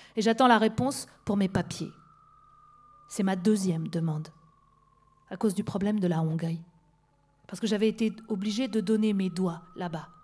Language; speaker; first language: French; native; French